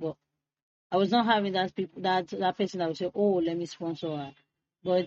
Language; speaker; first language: English; non-native, local second language; Krio